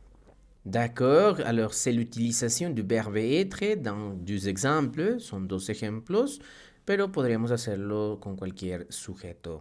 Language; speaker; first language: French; non-native, fluent; Spanish